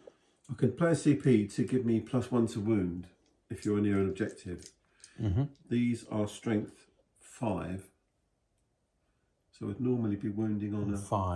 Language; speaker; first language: English; native; English